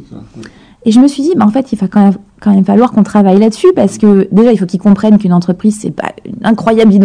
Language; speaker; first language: French; native; French